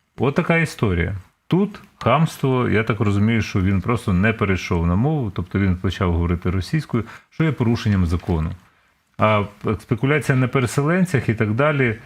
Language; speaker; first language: Ukrainian; native; Ukrainian